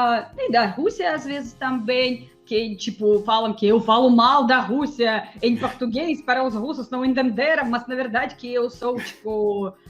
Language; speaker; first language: Portuguese; non-native, fluent; Russian